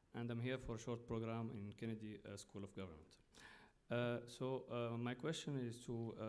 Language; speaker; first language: English; non-native, fluent; Arabic